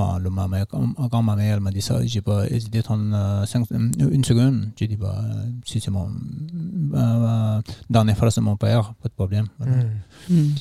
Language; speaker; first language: French; non-native, fluent; Nepali